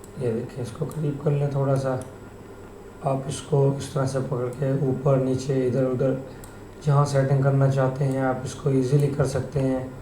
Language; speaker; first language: Urdu; native; Urdu